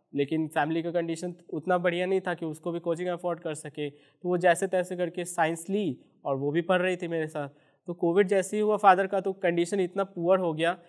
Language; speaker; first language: Hindi; native; Hindi